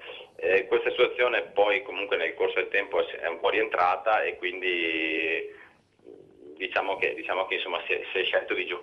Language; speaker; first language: Italian; native; Italian